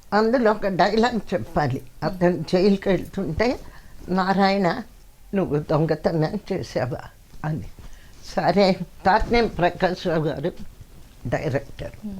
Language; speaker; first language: Telugu; non-native, local second language; Kannada